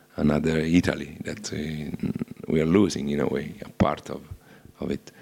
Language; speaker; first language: English; non-native, fluent; Italian